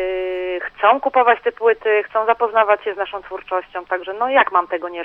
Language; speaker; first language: Polish; native; Polish